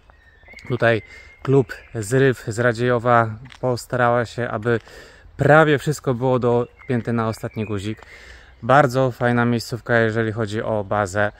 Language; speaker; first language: Polish; native; Polish